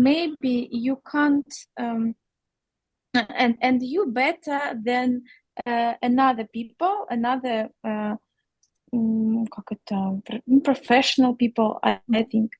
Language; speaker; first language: English; non-native, learner; Russian